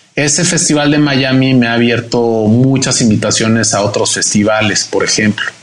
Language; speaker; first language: Spanish; native; Spanish